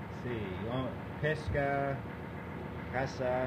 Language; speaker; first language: Spanish; non-native, learner; English